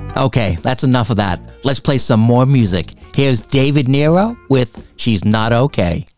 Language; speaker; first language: English; native; English